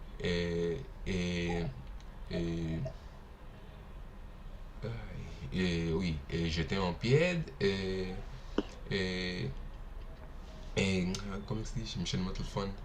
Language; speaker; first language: French; non-native, learner; Portuguese